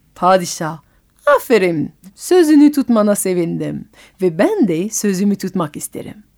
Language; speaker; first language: Turkish; non-native, fluent; French